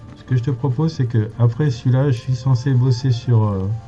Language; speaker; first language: French; native; French